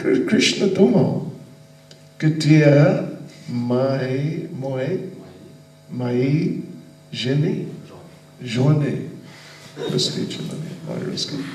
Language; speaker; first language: Russian; non-native, learner; English